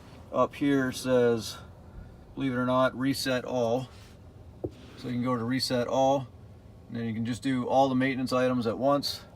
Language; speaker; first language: English; native; English